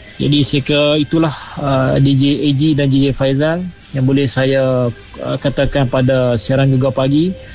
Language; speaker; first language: Malay; native; Malay